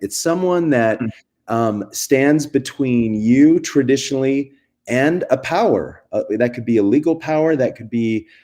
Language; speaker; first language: English; native; English